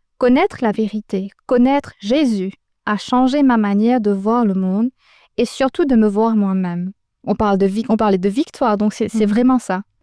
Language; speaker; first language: French; non-native, local second language; Morisyen